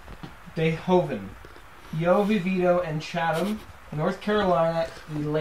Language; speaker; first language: Spanish; non-native, learner; English